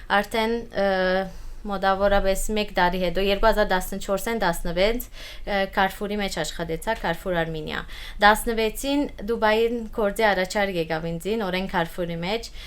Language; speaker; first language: Armenian; early bilingual, heritage; Armenian